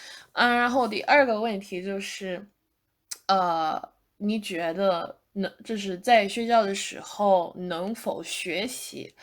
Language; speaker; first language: Chinese; non-native, fluent; English